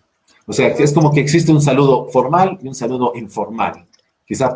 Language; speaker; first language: Spanish; native; Spanish